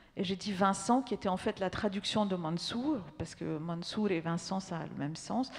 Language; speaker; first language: French; native; French